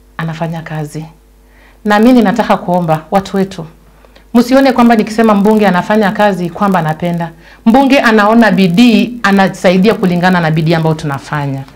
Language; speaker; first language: Swahili; non-native, local second language; Luyia